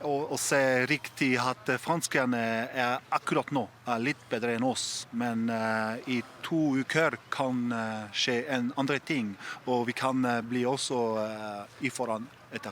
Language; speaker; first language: Norwegian; non-native, fluent; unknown